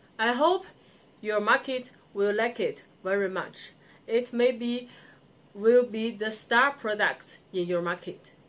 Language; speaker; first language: English; non-native, learner; Chinese